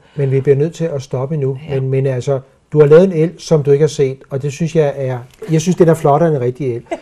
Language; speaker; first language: Danish; native; Danish